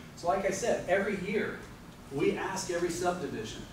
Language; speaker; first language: English; native; English